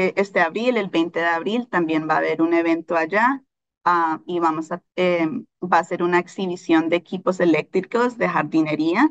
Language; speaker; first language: Spanish; early bilingual, heritage; Spanish